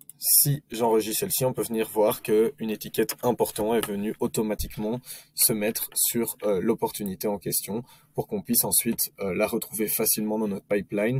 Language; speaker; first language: French; native; French